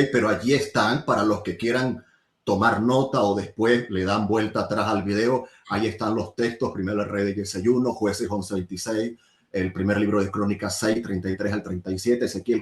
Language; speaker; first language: Spanish; native; Spanish